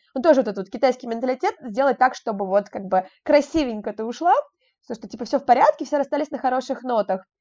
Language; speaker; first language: Russian; native; Russian